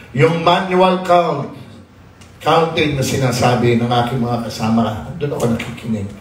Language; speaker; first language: Filipino; native; Filipino